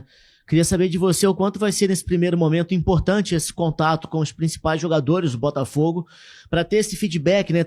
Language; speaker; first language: Portuguese; native; Portuguese